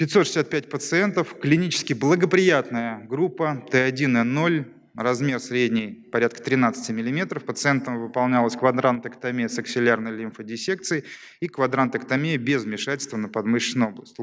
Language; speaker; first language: Russian; native; Russian